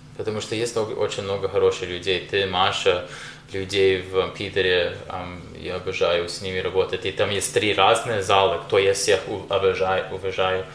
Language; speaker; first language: Russian; non-native, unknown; English